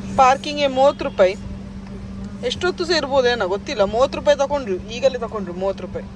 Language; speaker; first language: Kannada; non-native, local second language; Tulu